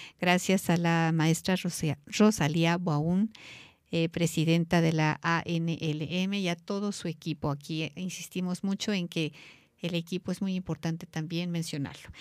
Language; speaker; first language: Spanish; native; Spanish